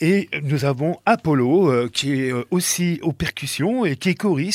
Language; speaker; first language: French; native; French